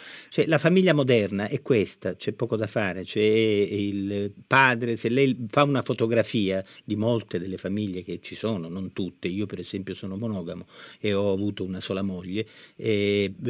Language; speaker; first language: Italian; native; Italian